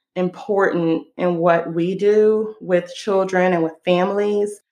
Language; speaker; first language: English; non-native, fluent; Hebrew